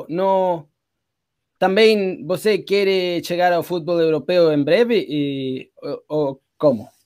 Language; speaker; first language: Portuguese; non-native, learner; Spanish